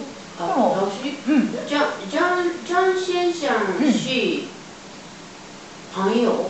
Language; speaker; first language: Chinese; non-native, learner; Japanese